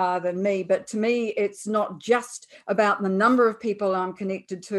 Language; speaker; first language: English; native; English